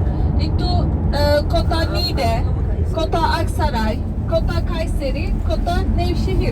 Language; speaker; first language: Indonesian; non-native, learner; Turkish